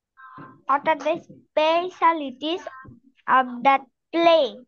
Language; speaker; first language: English; non-native, learner; Bangla